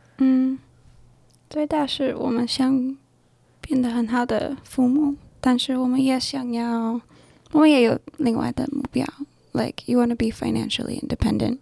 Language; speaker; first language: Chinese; non-native, learner; English